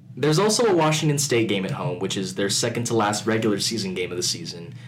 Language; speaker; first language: English; early bilingual, other home language; Filipino